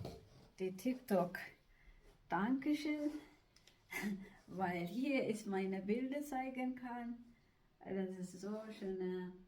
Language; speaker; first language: German; non-native, learner; Amharic